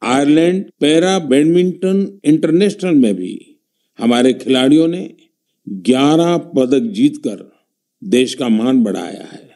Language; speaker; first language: Hindi; non-native, local second language; Gujarati